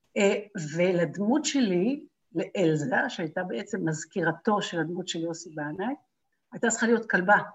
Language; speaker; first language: Hebrew; native; Hebrew